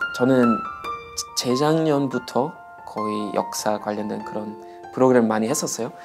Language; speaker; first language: Korean; non-native, fluent; German